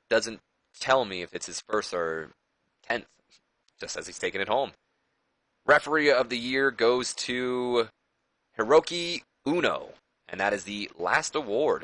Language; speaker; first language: English; native; English